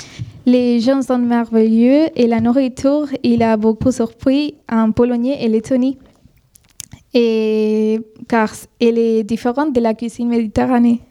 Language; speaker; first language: French; non-native, fluent; Spanish